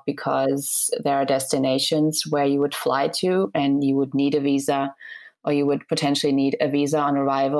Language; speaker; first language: English; non-native, fluent; Serbian